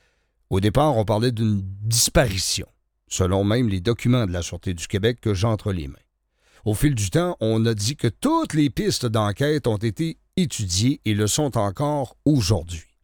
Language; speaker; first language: French; native; French